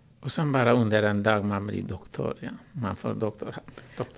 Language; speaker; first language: Swedish; non-native, fluent; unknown